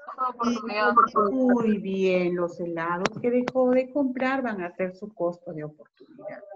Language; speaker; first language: Spanish; native; Spanish